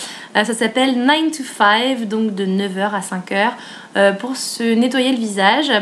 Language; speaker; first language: French; native; French